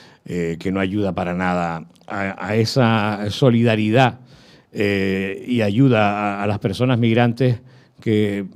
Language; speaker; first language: Spanish; native; Spanish